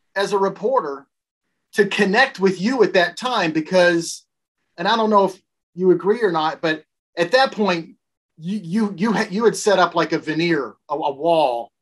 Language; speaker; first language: English; native; English